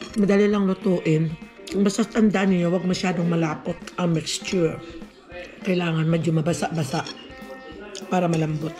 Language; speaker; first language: Filipino; non-native, local second language; Cebuano